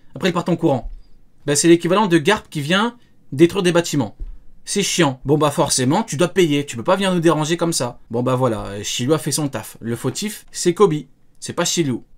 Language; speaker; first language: French; native; French